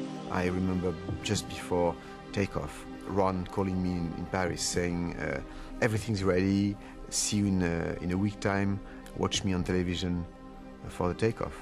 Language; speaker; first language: English; non-native, fluent; French